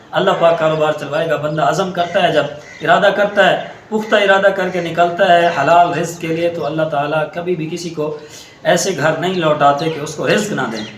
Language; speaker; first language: Urdu; non-native, local second language; Saraiki